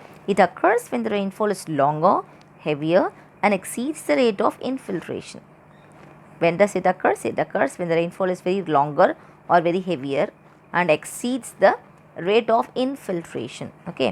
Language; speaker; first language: English; non-native, local second language; Tamil